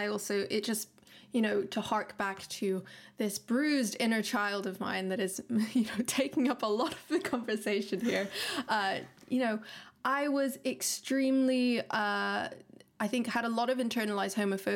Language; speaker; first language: English; non-native, local second language; Cantonese